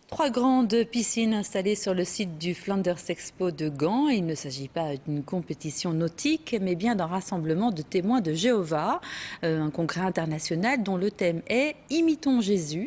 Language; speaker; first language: French; native; French